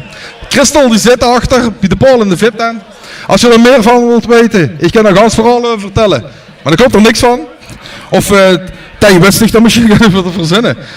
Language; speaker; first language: Dutch; native; Dutch